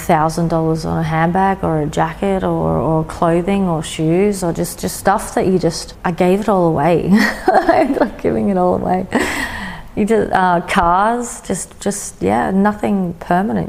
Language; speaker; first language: English; native; English